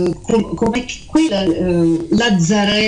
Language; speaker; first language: Italian; early bilingual, heritage; Portuguese